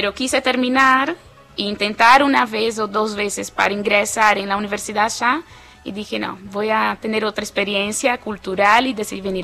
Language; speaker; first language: Spanish; non-native, fluent; Portuguese